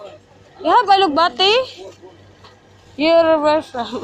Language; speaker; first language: English; non-native, local second language; Filipino